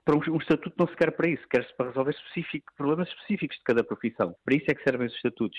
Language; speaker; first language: Portuguese; native; Portuguese